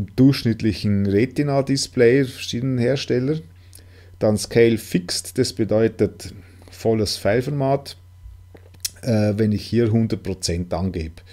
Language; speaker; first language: German; non-native, local second language; Swiss German